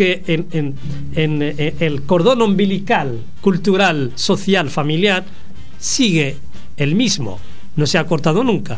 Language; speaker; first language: Spanish; non-native, fluent; Arabic